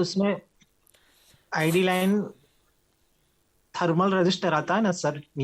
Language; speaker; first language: Hindi; native; Hindi